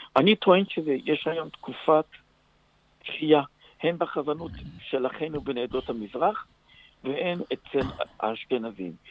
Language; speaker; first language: Hebrew; native; Hebrew